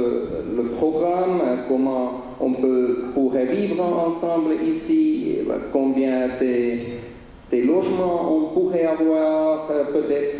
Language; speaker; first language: French; non-native, local second language; Swiss German